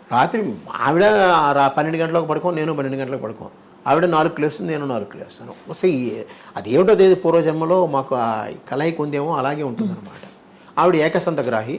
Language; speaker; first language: Telugu; native; Telugu